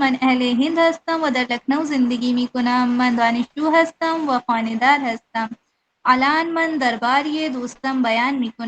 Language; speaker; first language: Persian; non-native, learner; Urdu